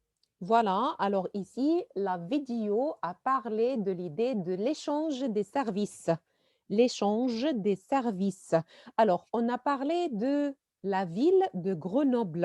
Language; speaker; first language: French; non-native, fluent; Arabic